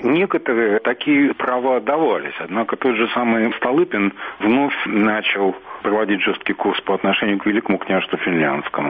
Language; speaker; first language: Russian; native; Russian